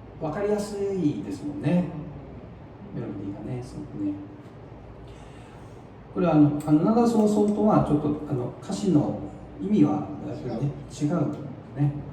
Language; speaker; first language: Japanese; native; Japanese